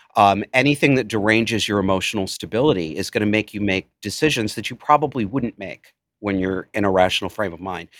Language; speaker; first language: English; native; English